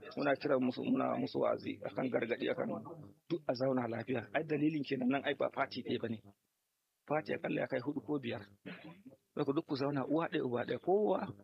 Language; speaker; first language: Hausa; native; Hausa